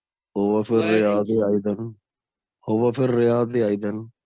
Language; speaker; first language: Arabic; non-native, learner; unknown